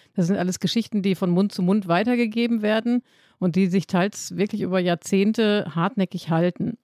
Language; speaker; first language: German; native; German